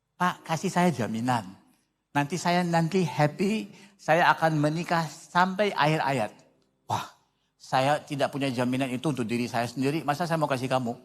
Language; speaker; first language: Indonesian; non-native, fluent; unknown